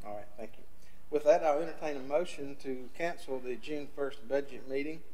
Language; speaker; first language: English; native; English